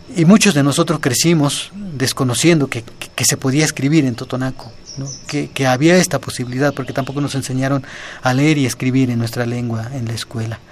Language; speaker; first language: Spanish; non-native, local second language; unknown